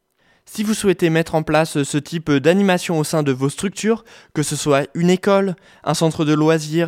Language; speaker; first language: French; native; French